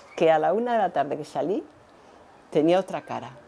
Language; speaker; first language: Spanish; native; Spanish